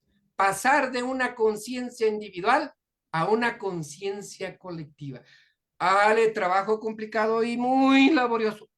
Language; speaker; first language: Spanish; native; Spanish